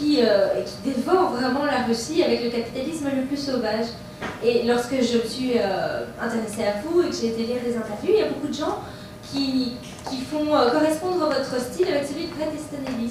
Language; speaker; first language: French; native; French